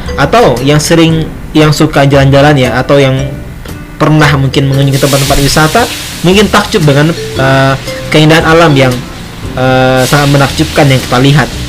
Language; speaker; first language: Indonesian; non-native, local second language; Minangkabau